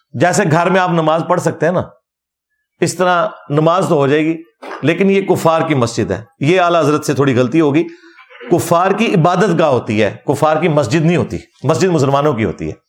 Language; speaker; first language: Urdu; non-native, local second language; Punjabi